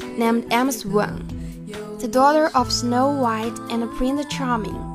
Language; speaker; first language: English; non-native, fluent; Chinese